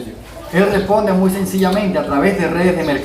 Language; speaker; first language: Spanish; native; Spanish